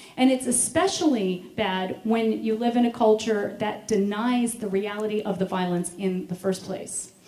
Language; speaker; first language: English; native; English